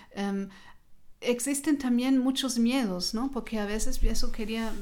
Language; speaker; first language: Spanish; non-native, fluent; German